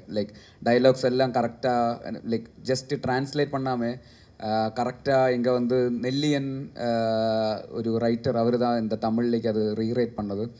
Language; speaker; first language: Tamil; non-native, learner; Malayalam